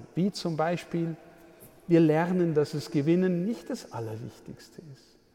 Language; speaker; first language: German; native; German